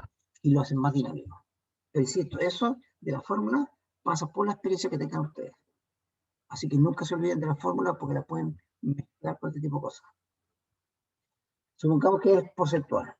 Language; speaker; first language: Spanish; native; Spanish